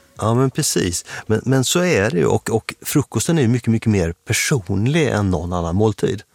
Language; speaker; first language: Swedish; native; Swedish